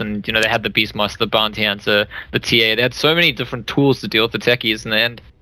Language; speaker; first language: English; native; English